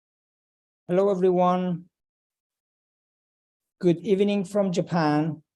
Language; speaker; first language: English; non-native, fluent; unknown